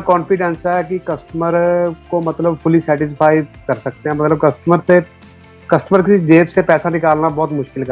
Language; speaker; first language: Hindi; native; Hindi